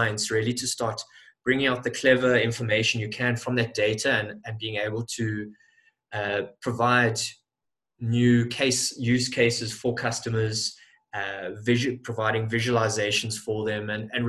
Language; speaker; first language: English; native; English